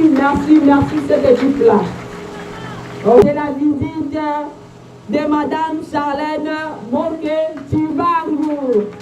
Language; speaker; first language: French; non-native, local second language; Lingala